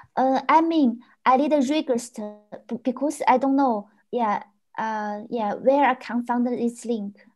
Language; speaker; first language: Spanish; non-native, learner; Chinese